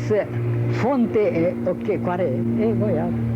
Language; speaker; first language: Portuguese; non-native, learner; Japanese